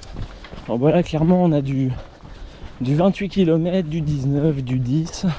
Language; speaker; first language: French; native; French